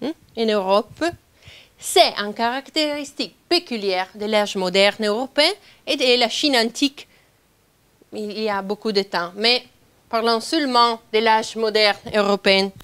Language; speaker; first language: French; non-native, fluent; Italian